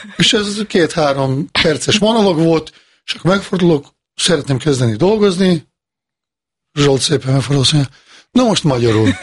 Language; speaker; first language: Hungarian; non-native, fluent; Bosnian